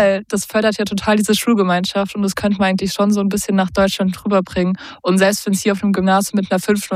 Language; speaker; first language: German; native; German